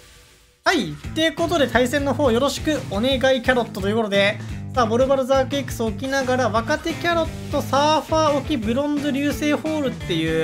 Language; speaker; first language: Japanese; native; Japanese